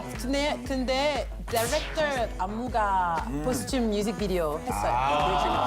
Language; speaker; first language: Korean; non-native, learner; French